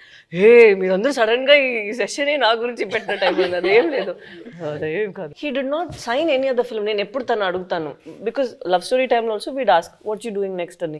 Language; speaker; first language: Telugu; non-native, fluent; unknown